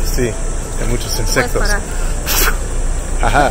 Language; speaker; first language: Spanish; non-native, learner; English